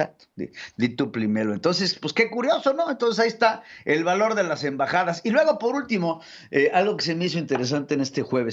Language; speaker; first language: Spanish; native; Spanish